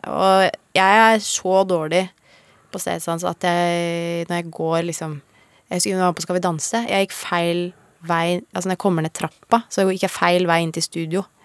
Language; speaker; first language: Norwegian; native; Norwegian